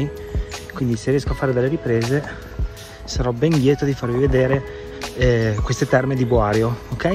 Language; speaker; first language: Italian; native; Italian